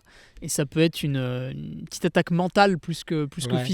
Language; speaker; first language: French; native; French